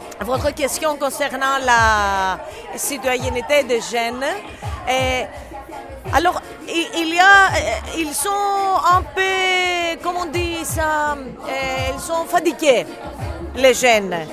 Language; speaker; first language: French; non-native, learner; Greek